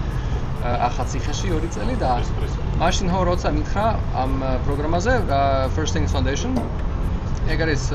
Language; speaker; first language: Georgian; non-native, learner; English